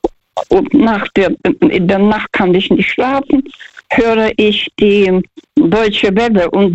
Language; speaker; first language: German; early bilingual, heritage; Russian